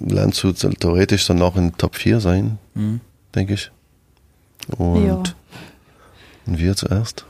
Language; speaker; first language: German; non-native, fluent; French